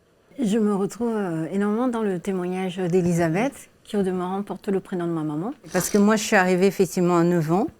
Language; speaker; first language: French; early bilingual, other home language; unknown